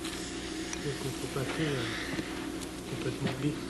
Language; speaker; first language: French; non-native, learner; Japanese